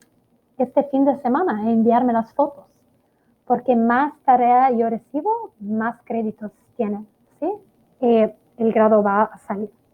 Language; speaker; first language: Spanish; non-native, fluent; Italian